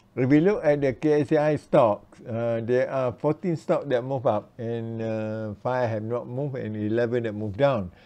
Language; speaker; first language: English; non-native, local second language; Malay